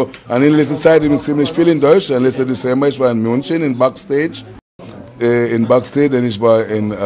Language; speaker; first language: German; non-native, learner; English